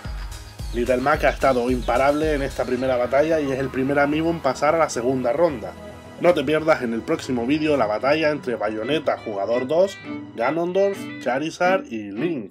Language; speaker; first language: Spanish; native; Spanish